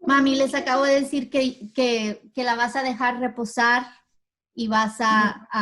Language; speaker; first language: Spanish; early bilingual, heritage; Spanish